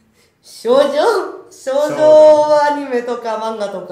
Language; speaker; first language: Japanese; non-native, fluent; Spanish